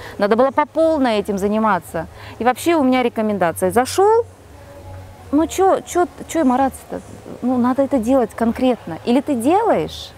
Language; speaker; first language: Russian; non-native, local second language; Kazakh